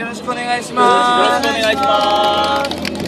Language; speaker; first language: Japanese; non-native, learner; Korean